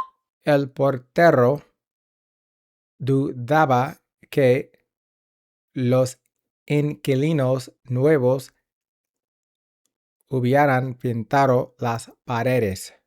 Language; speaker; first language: Spanish; non-native, learner; English